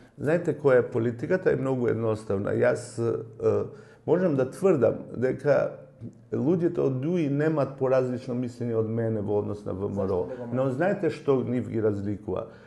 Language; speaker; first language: Macedonian; non-native, local second language; Albanian